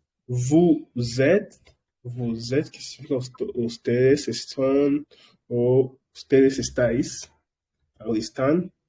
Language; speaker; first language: Spanish; non-native, fluent; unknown